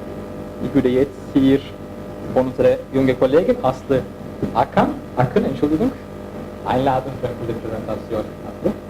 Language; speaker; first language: German; non-native, fluent; Turkish